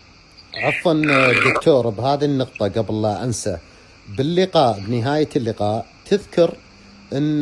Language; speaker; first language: Arabic; native; Arabic